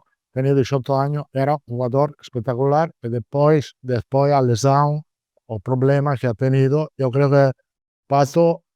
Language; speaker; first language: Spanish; non-native, fluent; Italian